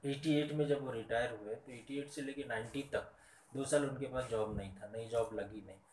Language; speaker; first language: Hindi; non-native, local second language; Marathi